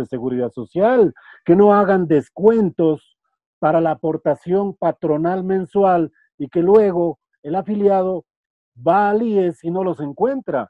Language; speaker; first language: Spanish; native; Spanish